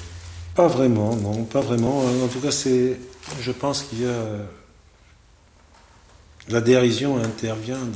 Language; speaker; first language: French; native; French